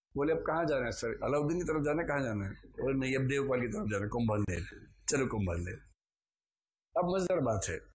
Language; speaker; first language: Hindi; native; Hindi